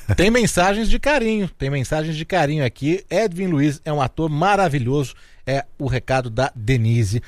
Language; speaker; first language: Portuguese; native; Portuguese